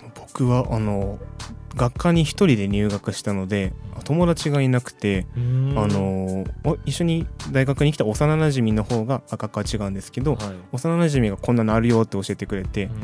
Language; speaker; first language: Japanese; native; Japanese